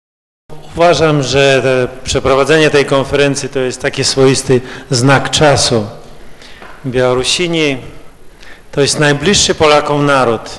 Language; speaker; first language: Polish; early bilingual, heritage; Russian